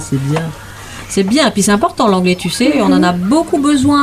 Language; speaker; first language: French; native; French